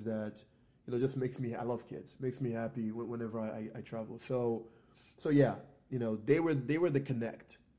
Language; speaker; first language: English; non-native, local second language; Igbo